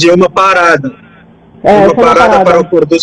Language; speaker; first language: Portuguese; non-native, fluent; French